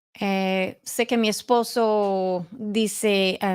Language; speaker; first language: Spanish; non-native, learner; English